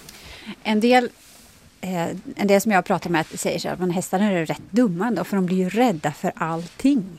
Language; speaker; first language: Swedish; native; Swedish